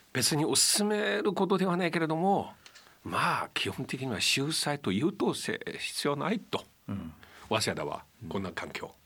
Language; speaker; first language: Japanese; non-native, fluent; Chinese